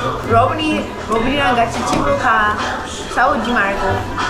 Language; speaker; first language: Korean; non-native, learner; English